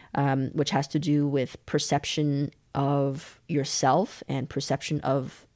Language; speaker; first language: English; native; English